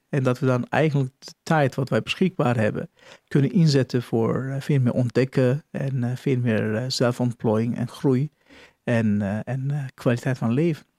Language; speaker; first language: Dutch; non-native, fluent; Turkish